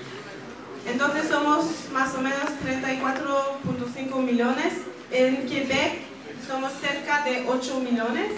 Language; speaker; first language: Spanish; non-native, learner; French